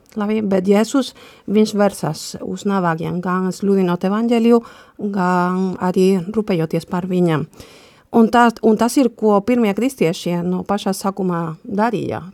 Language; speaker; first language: Latvian; non-native, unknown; Spanish